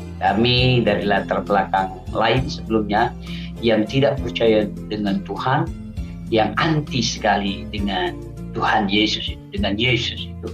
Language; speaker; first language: Indonesian; non-native, local second language; Achinese